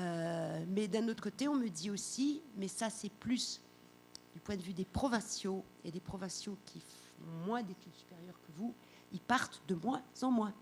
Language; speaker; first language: French; native; French